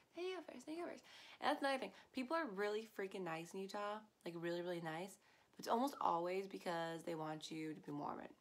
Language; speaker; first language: English; native; English